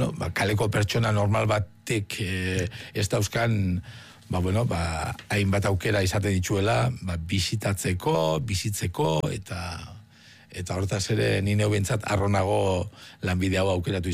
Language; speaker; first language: Basque; native; Basque